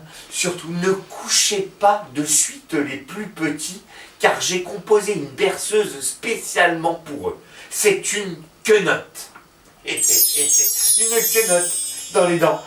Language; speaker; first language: French; native; French